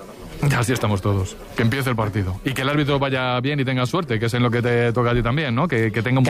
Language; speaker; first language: Spanish; native; Spanish